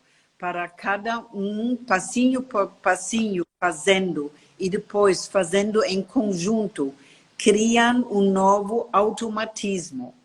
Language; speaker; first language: Portuguese; non-native, learner; German